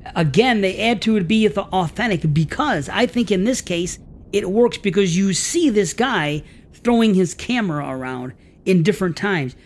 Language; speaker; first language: English; native; English